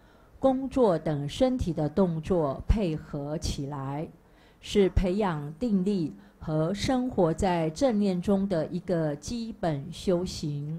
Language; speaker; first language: Chinese; native; Chinese